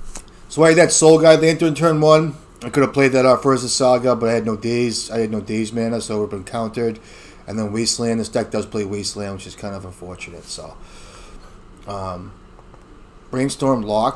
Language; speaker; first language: English; native; English